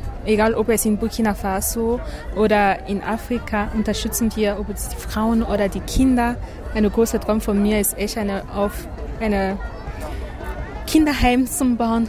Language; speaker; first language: German; non-native, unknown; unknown